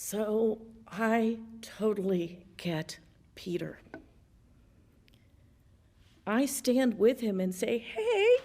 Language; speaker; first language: English; native; English